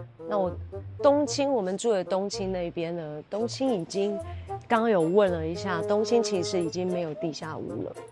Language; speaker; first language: Chinese; native; Chinese